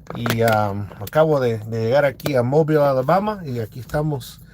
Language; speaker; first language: Spanish; early bilingual, heritage; Spanish